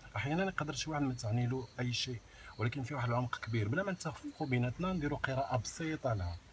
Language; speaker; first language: Arabic; native; Arabic